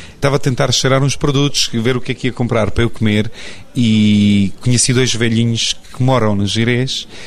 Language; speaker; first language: Portuguese; non-native, fluent; Bosnian